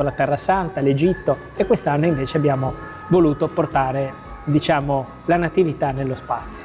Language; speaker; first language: Italian; native; Italian